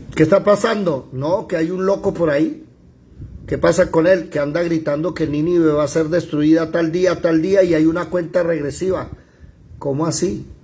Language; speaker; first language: Spanish; native; Spanish